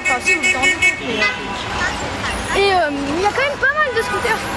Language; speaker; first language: French; native; French